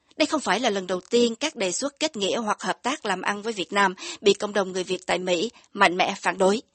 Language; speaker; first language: Vietnamese; native; Vietnamese